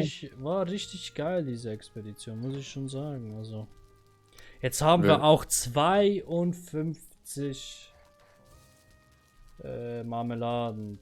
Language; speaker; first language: German; native; German